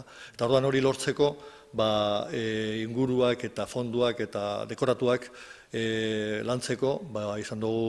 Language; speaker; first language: Basque; native; Basque